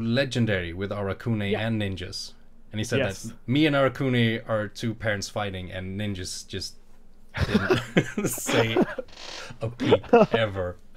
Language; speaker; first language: English; non-native, fluent; Swedish